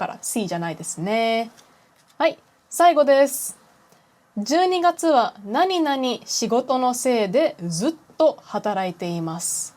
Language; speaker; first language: Japanese; non-native, fluent; English